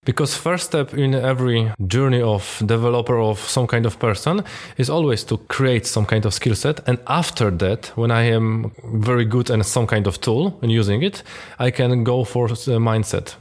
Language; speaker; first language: English; non-native, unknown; Polish